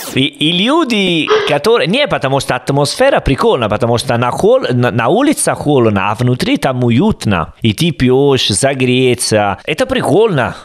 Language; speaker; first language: Russian; non-native, learner; Italian